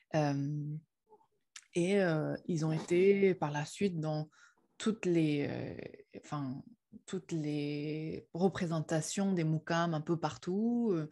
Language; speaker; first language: French; non-native, fluent; Chinese